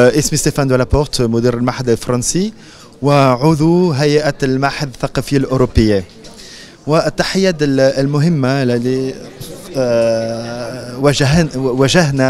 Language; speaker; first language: Arabic; non-native, fluent; French